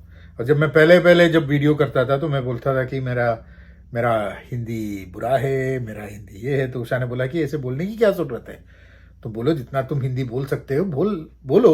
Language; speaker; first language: Hindi; non-native, local second language; Malayalam